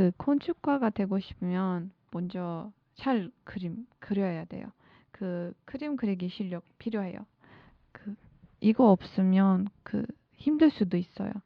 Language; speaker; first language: Korean; non-native, learner; Turkish